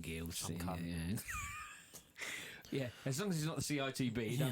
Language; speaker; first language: English; native; English